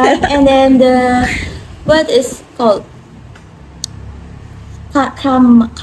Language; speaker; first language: English; non-native, learner; Indonesian